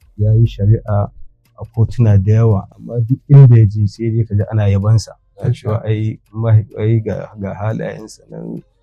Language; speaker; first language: Hausa; native; Hausa